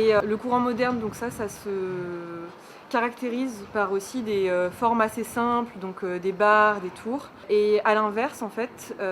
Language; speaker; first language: French; native; French